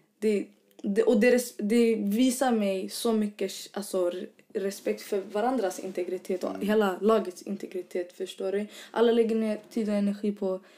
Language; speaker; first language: Swedish; early bilingual, other home language; Arabic